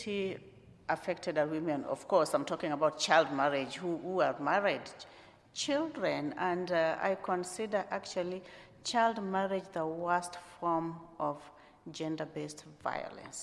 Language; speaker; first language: English; non-native, local second language; Luo (Kenya and Tanzania)